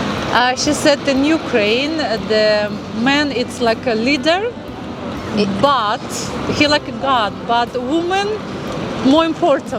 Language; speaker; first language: English; non-native, fluent; Russian